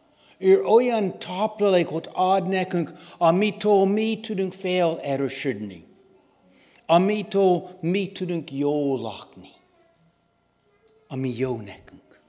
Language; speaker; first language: Hungarian; non-native, learner; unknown